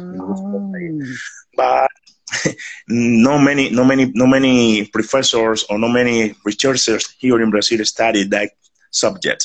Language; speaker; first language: English; non-native, learner; Spanish